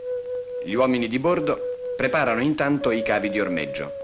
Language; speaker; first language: Italian; native; Italian